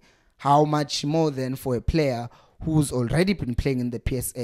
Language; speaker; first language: English; non-native, local second language; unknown